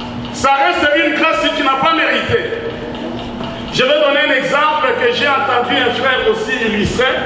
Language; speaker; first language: French; non-native, local second language; Lingala